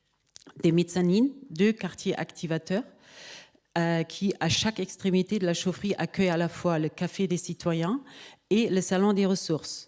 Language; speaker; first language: French; native; French